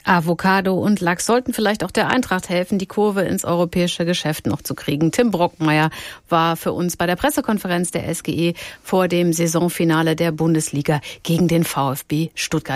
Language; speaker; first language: German; native; German